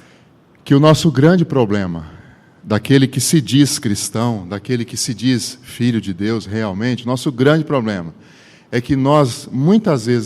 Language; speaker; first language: Portuguese; native; Portuguese